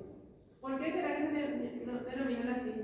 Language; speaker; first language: Spanish; native; Spanish